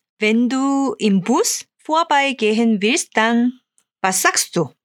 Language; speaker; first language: German; non-native, fluent; Korean